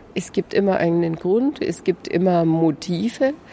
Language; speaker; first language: German; native; German